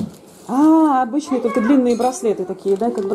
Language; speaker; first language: Russian; native; Russian